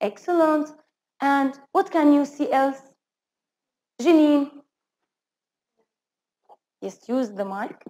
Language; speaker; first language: English; non-native, fluent; Arabic